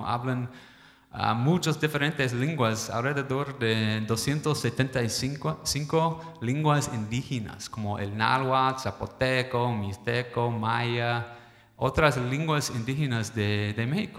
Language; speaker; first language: Spanish; non-native, fluent; English